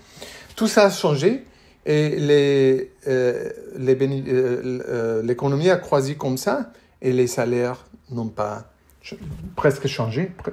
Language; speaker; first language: French; non-native, fluent; English